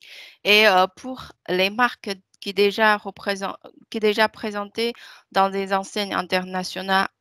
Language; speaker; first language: French; non-native, fluent; Chinese